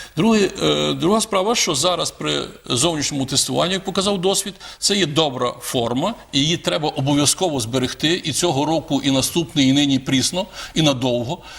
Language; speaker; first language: Ukrainian; native; Ukrainian